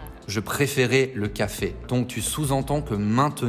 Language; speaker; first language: French; native; French